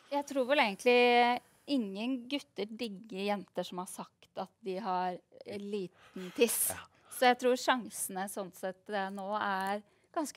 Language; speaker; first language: Norwegian; native; Norwegian